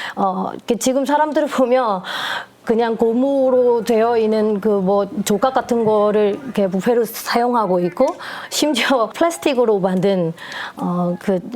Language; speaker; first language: Korean; non-native, fluent; Burmese